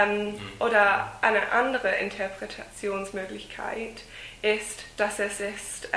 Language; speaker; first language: German; non-native, fluent; English